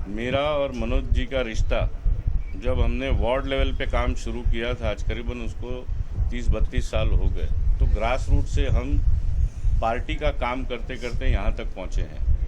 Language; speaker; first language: Hindi; non-native, local second language; Gujarati